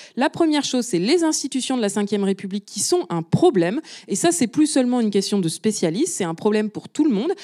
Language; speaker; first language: French; native; French